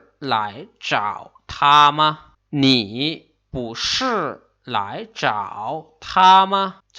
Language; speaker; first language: Chinese; non-native, learner; Lao